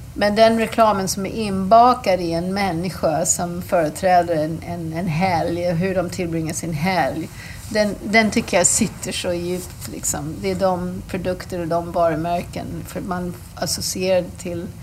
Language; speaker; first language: Swedish; non-native, fluent; English